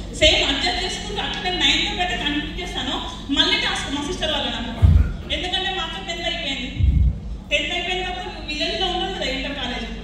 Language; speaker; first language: Telugu; early bilingual, other home language; Hindi